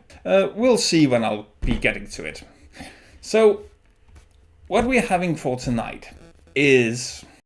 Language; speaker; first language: English; non-native, fluent; Danish